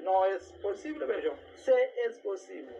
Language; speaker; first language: Spanish; non-native, learner; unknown